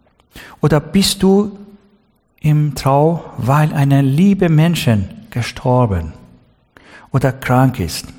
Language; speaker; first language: German; non-native, learner; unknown